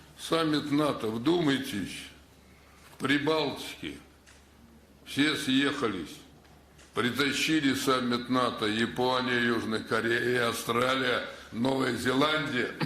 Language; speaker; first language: Russian; native; Russian